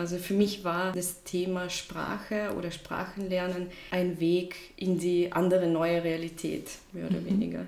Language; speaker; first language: German; non-native, fluent; Russian